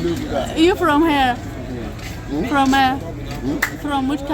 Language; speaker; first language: English; non-native, learner; Amharic